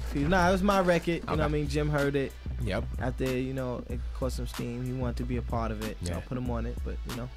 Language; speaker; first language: English; native; English